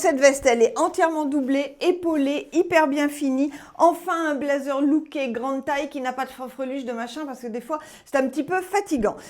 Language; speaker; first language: French; native; French